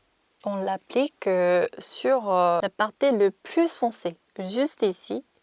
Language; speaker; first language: French; non-native, fluent; Korean